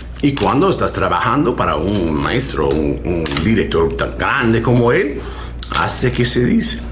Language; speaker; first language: Spanish; non-native, learner; English